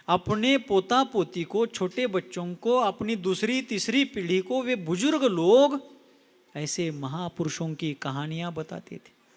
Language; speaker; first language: Hindi; non-native, local second language; Marathi